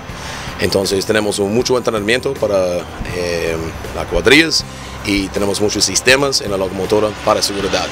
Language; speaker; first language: Spanish; non-native, learner; English